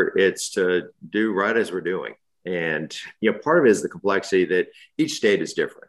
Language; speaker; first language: English; native; English